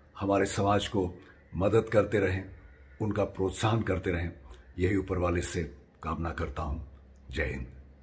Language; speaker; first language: Hindi; non-native, local second language; Marathi